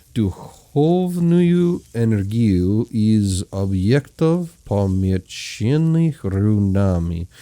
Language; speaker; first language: Russian; non-native, learner; English